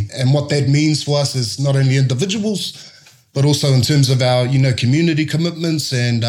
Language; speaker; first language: English; native; English